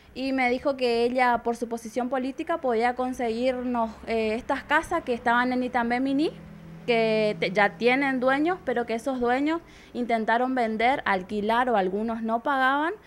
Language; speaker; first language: Spanish; native; Spanish